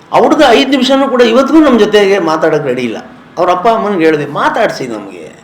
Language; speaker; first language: Kannada; native; Kannada